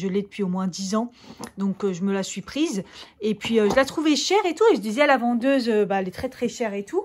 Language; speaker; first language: French; native; French